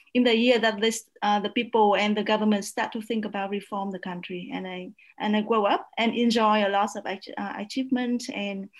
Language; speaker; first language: English; non-native, fluent; Vietnamese